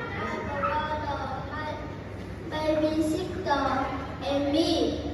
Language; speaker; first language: English; non-native, learner; Vietnamese